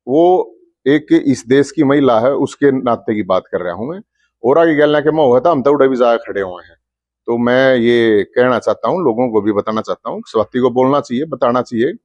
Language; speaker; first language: Hindi; native; Hindi